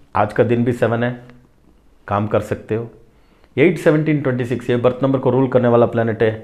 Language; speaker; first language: Hindi; non-native, local second language; Tamil